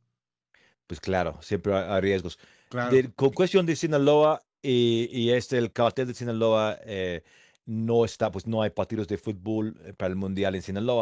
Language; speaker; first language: Spanish; non-native, fluent; English